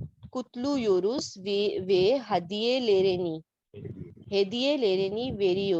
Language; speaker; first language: Turkish; non-native, learner; Urdu